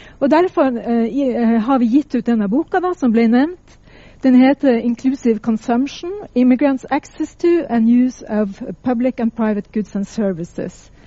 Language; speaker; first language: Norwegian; native; Norwegian